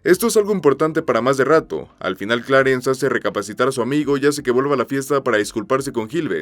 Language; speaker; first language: Spanish; native; Spanish